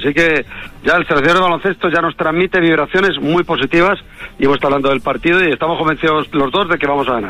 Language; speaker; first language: Spanish; native; Spanish